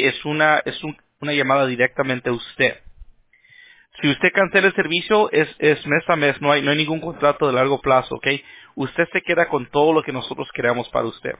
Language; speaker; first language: Spanish; early bilingual, heritage; Spanish